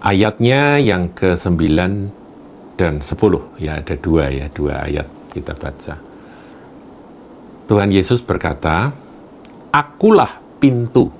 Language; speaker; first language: Indonesian; native; Indonesian